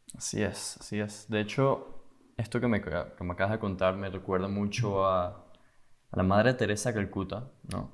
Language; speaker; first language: Spanish; native; Spanish